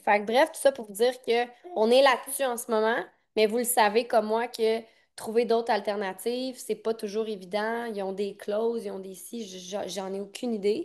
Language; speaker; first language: French; native; French